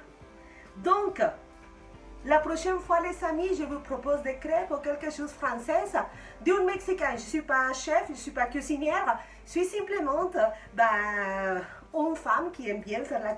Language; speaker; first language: French; non-native, fluent; Spanish